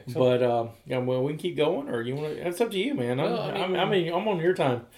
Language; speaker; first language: English; native; English